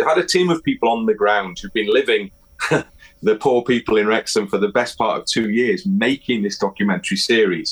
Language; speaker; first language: English; native; English